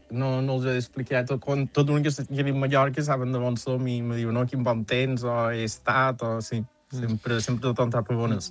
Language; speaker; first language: Catalan; native; Catalan